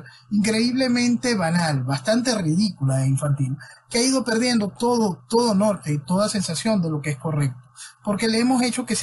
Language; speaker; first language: Spanish; native; Spanish